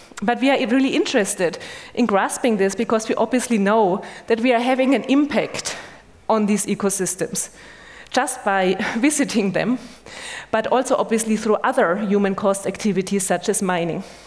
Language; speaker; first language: English; non-native, fluent; German